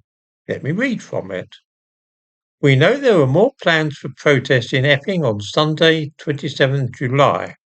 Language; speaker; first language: English; native; English